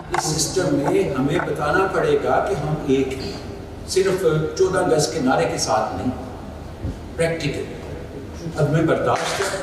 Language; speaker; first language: Urdu; non-native, local second language; Punjabi